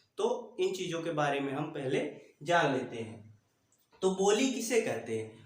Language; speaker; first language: Hindi; native; Hindi